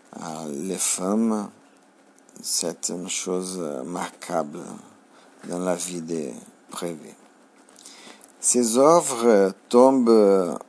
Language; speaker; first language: French; non-native, learner; Portuguese